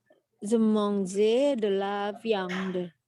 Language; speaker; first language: French; non-native, learner; Indonesian